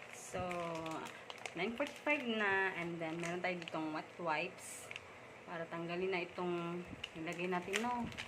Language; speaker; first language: Filipino; non-native, local second language; Cebuano